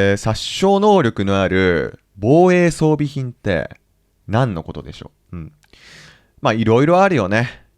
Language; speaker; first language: Japanese; native; Japanese